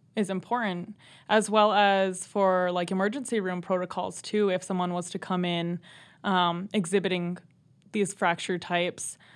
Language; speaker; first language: English; native; English